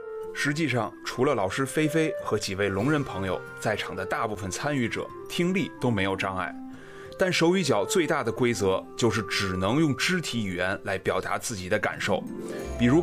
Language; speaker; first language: Chinese; native; Chinese